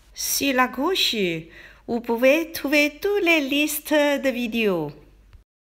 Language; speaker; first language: French; non-native, learner; Chinese